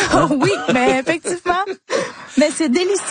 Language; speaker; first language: French; non-native, fluent; Spanish